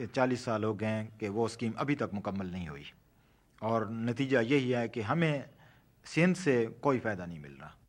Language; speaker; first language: Urdu; non-native, local second language; Saraiki